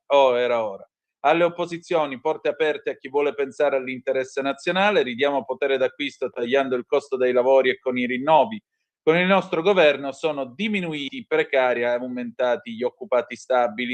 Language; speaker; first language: Italian; native; Italian